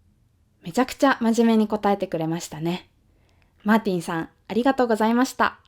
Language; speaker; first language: Japanese; native; Japanese